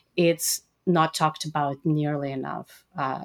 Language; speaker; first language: English; non-native, fluent; Russian